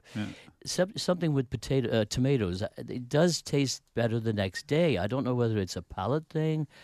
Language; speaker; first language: English; native; English